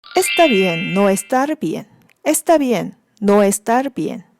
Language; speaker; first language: Spanish; non-native, fluent; Korean